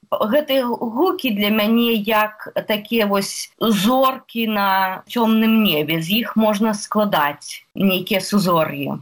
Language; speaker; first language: Belarusian; native; Belarusian